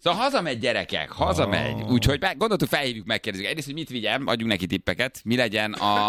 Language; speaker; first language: Hungarian; native; Hungarian